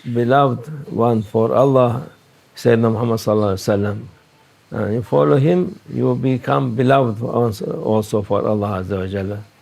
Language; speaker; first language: English; non-native, learner; Turkish